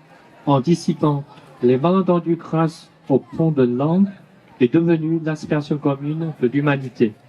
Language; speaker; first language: French; non-native, fluent; Chinese